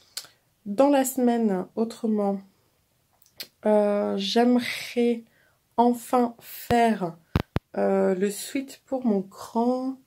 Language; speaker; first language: French; native; French